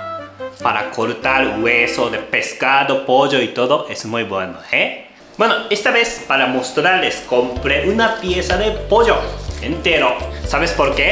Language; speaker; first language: Spanish; non-native, fluent; Japanese